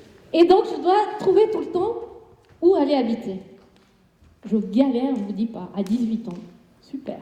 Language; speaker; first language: French; non-native, fluent; Spanish